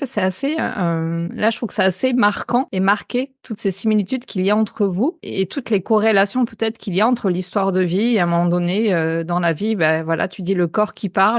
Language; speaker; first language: French; native; French